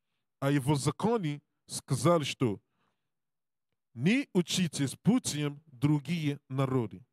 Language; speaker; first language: Russian; non-native, learner; English